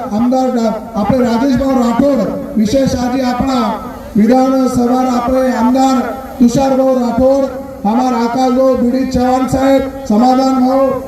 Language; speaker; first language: Marathi; non-native, local second language; Lambadi